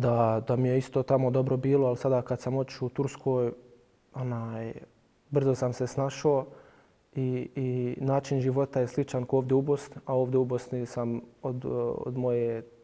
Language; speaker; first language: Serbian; early bilingual, heritage; Bosnian